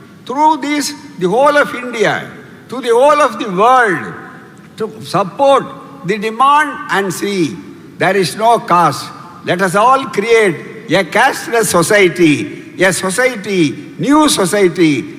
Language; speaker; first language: English; non-native, local second language; Tamil